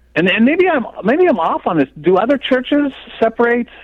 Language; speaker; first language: English; native; English